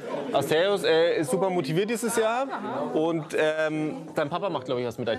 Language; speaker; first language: German; native; German